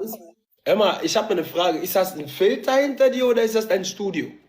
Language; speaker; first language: German; native; German